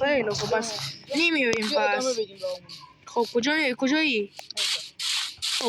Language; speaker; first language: Persian; native; Persian